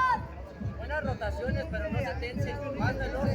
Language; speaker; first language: Spanish; native; Spanish